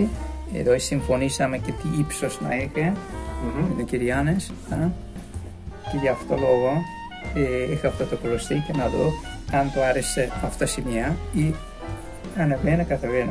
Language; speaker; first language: Greek; non-native, learner; Persian